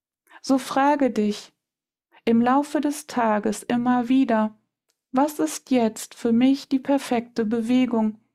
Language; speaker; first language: German; native; German